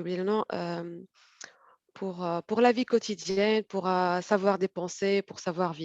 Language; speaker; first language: French; non-native, fluent; Arabic